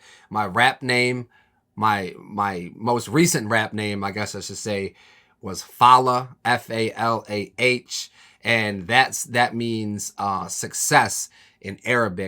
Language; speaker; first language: English; native; English